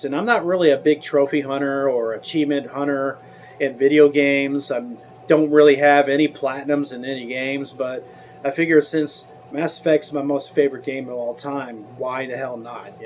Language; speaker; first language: English; native; English